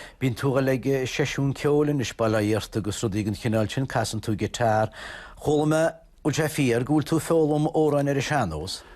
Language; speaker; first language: Irish; native; Irish